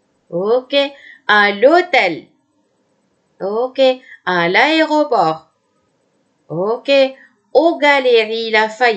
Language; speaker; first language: French; non-native, fluent; Indonesian